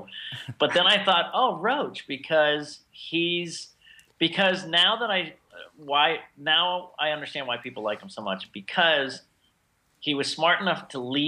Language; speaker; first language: English; native; English